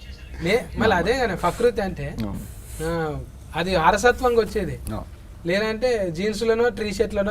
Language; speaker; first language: Telugu; native; Telugu